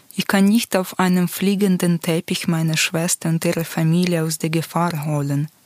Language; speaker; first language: German; non-native, fluent; Ukrainian